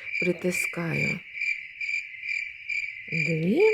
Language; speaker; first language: Ukrainian; native; Ukrainian